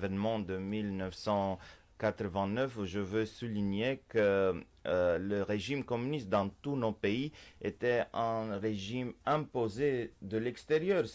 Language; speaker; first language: French; non-native, fluent; Romanian